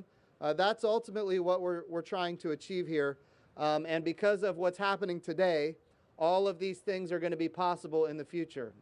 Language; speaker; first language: English; native; English